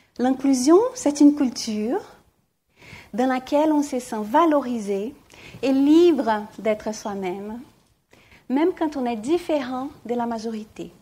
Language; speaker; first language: French; non-native, fluent; Portuguese